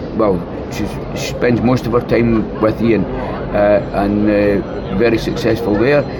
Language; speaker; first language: English; native; English